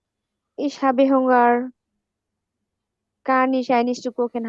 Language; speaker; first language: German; non-native, learner; Bangla